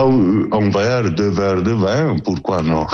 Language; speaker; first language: French; non-native, learner; Italian